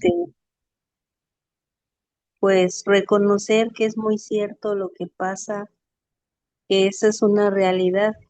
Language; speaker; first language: Spanish; native; Spanish